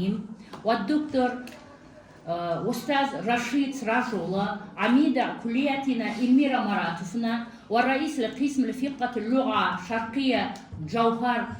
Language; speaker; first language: Arabic; non-native, fluent; Kazakh